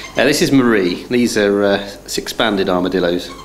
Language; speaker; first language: English; native; English